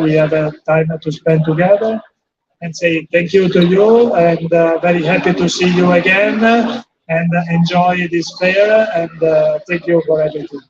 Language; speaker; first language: English; non-native, fluent; Italian